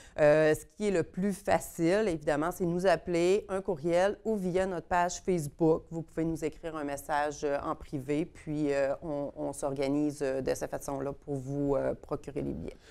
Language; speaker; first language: French; native; French